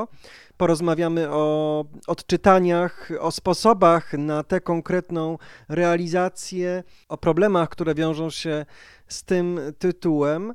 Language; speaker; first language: Polish; native; Polish